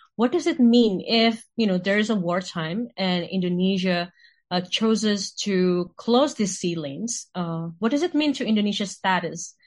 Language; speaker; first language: English; non-native, fluent; Indonesian